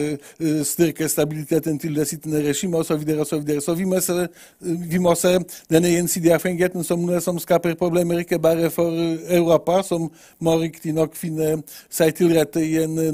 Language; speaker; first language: Norwegian; non-native, fluent; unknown